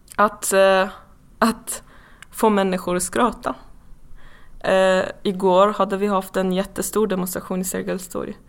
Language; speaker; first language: Swedish; non-native, fluent; Persian